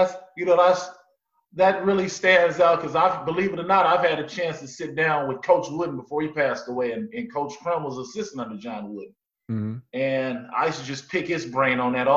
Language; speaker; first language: English; native; English